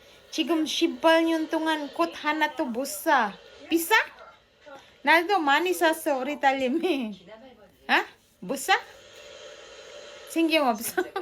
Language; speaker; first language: Korean; non-native, learner; Filipino